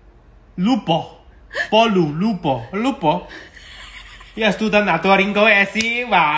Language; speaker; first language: Portuguese; non-native, learner; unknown